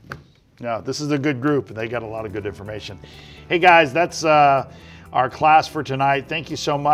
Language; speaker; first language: English; native; English